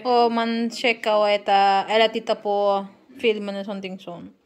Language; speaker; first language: Swedish; non-native, learner; Indonesian